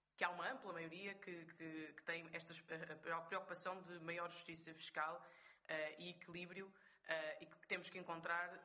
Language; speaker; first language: Portuguese; native; Portuguese